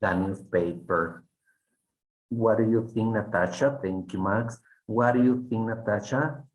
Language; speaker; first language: English; non-native, fluent; Spanish